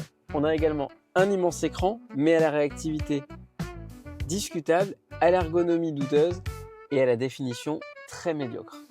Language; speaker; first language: French; native; French